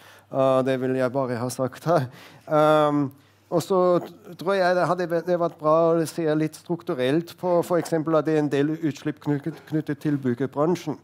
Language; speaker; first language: Norwegian; non-native, fluent; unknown